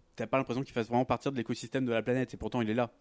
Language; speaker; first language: French; native; French